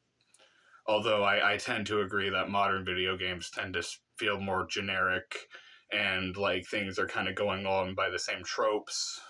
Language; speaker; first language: English; native; English